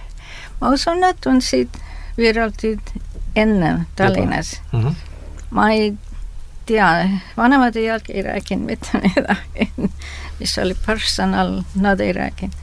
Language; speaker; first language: Estonian; early bilingual, heritage; Estonian